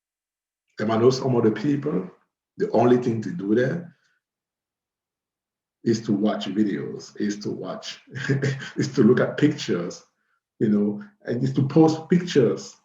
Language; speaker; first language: English; non-native, fluent; French